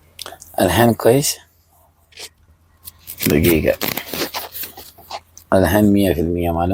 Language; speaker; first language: Arabic; non-native, learner; Urdu